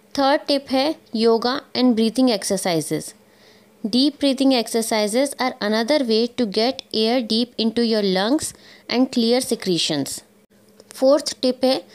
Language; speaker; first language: Hindi; native; Hindi